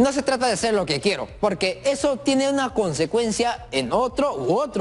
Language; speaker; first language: Spanish; native; Spanish